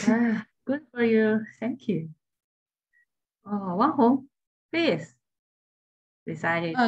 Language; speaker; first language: English; non-native, learner; Chinese